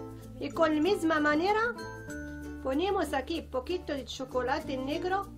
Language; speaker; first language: Spanish; non-native, fluent; Arabic